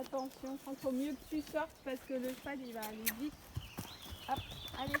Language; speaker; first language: French; native; French